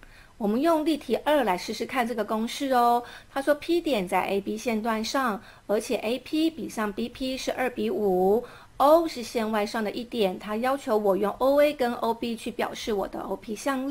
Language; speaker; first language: Chinese; native; Chinese